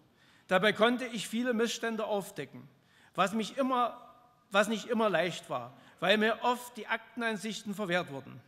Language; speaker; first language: German; native; German